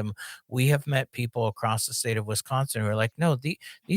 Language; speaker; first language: English; native; English